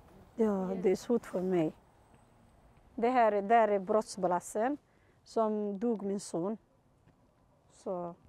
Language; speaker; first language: Swedish; non-native, learner; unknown